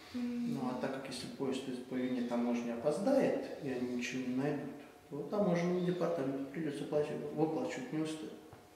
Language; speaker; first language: Russian; native; Russian